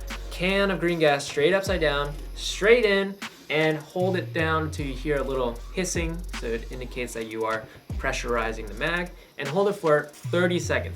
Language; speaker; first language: English; native; English